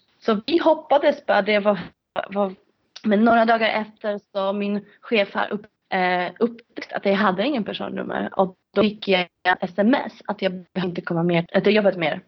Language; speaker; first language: Swedish; non-native, fluent; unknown